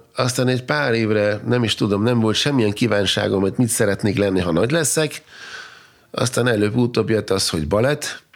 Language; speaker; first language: Hungarian; non-native, fluent; German